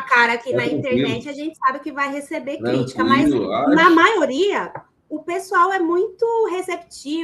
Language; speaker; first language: Portuguese; native; Portuguese